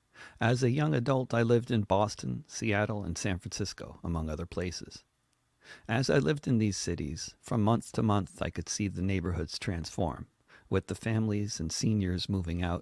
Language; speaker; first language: English; native; English